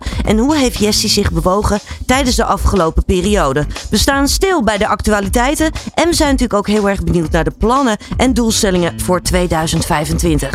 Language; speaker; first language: Dutch; native; Dutch